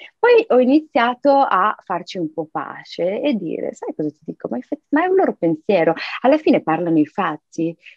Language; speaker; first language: Italian; early bilingual, other home language; Arabic